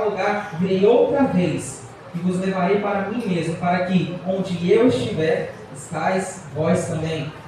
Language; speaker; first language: Portuguese; native; Portuguese